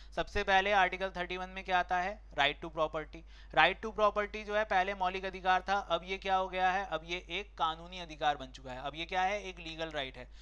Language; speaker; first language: Hindi; native; Hindi